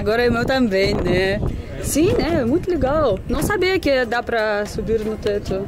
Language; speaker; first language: Portuguese; non-native, fluent; Russian